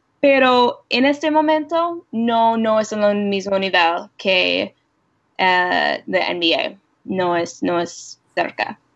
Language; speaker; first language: Spanish; non-native, learner; English